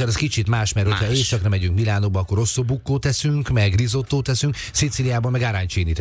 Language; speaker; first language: Hungarian; native; Hungarian